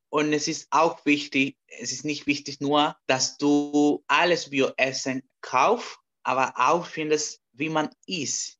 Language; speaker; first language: German; non-native, learner; Spanish